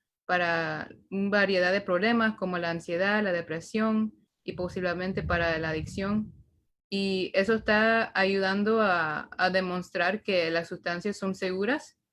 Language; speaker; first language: Spanish; early bilingual, heritage; Spanish